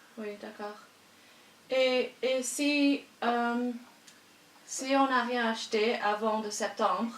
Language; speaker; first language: French; non-native, learner; English